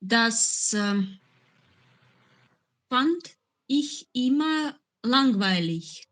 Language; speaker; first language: German; non-native, learner; Macedonian